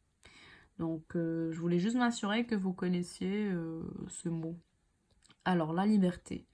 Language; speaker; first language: French; non-native, local second language; Arabic